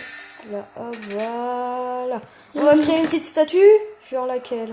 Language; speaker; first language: French; native; French